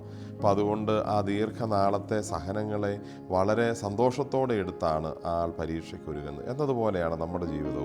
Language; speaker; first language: Malayalam; native; Malayalam